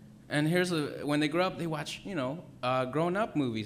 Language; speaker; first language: English; early bilingual, other home language; Vietnamese